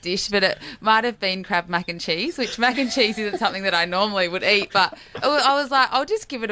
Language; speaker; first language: English; native; English